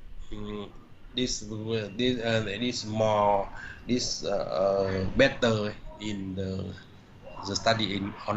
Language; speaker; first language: English; non-native, learner; Vietnamese